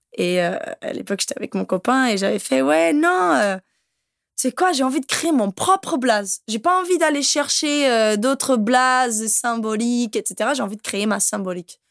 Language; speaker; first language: French; non-native, fluent; Portuguese